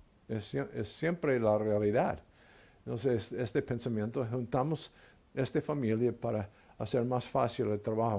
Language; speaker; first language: Spanish; non-native, learner; English